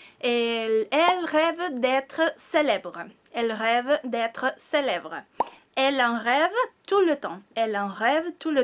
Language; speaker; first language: French; non-native, fluent; Spanish